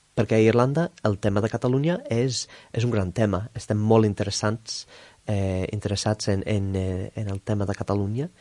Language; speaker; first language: Catalan; non-native, fluent; English